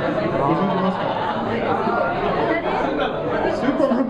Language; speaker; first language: Japanese; non-native, learner; English